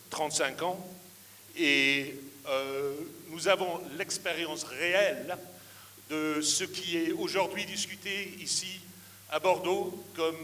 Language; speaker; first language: French; non-native, fluent; English